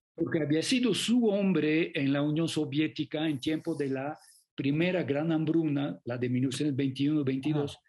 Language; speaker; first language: Spanish; non-native, fluent; French